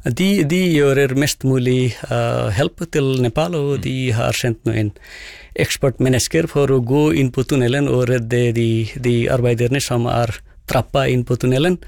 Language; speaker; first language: Norwegian; non-native, fluent; Nepali